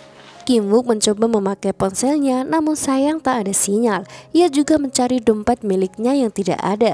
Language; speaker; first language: Indonesian; native; Indonesian